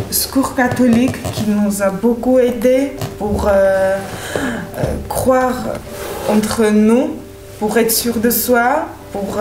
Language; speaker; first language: French; non-native, learner; Armenian